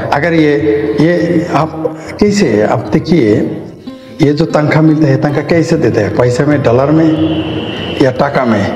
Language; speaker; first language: Hindi; non-native, fluent; Bangla